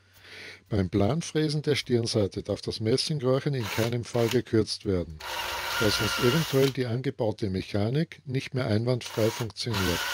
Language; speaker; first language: German; native; German